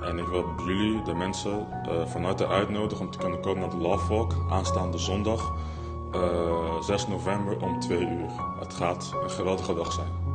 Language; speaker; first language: Dutch; native; Dutch